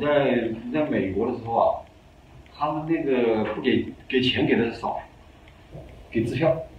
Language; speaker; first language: Chinese; native; Chinese